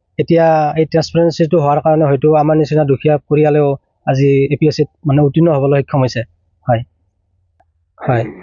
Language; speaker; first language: Assamese; native; Assamese